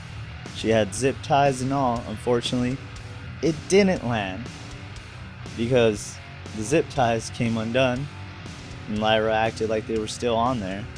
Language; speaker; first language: English; native; English